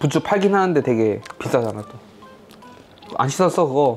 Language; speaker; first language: Korean; native; Korean